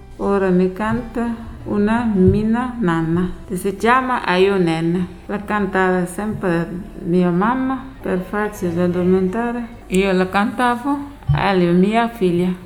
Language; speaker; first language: Italian; non-native, learner; Wolof